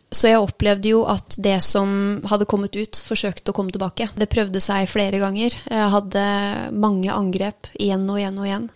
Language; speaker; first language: Norwegian; native; Norwegian